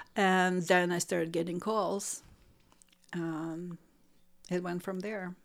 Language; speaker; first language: English; non-native, fluent; Russian